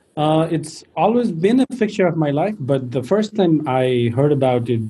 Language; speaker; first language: English; non-native, local second language; Nepali